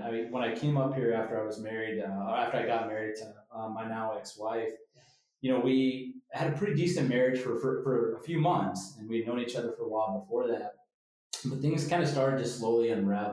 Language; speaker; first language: English; native; English